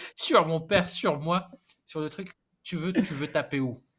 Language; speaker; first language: French; non-native, local second language; Arabic